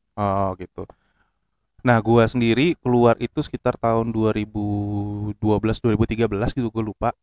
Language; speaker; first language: Indonesian; native; Indonesian